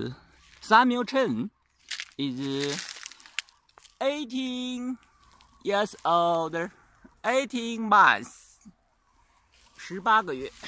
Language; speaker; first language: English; non-native, learner; Chinese